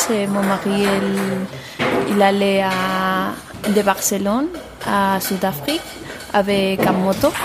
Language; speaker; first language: French; non-native, learner; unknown